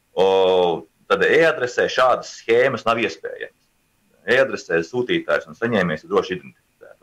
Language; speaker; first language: Latvian; native; Latvian